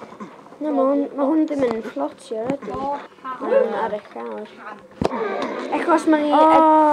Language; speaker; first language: Welsh; native; Welsh